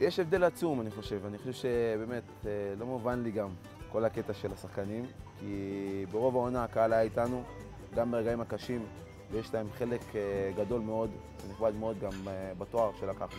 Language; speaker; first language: Hebrew; native; Hebrew